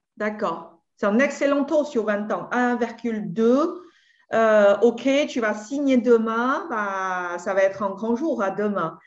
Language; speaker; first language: French; native; French